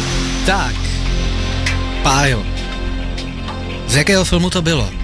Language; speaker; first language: Czech; native; Czech